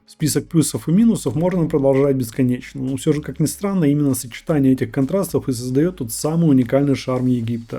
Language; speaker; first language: Russian; native; Russian